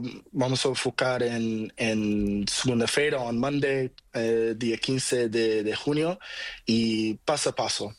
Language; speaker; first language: Spanish; non-native, learner; Portuguese